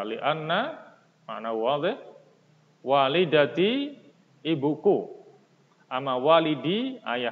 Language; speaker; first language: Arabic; non-native, fluent; Indonesian